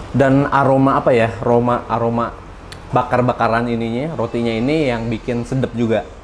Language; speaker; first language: Indonesian; native; Indonesian